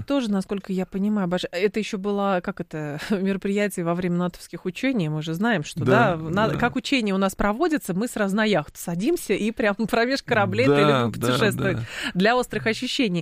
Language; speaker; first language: Russian; native; Russian